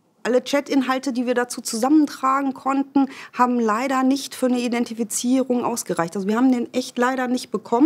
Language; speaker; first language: German; native; German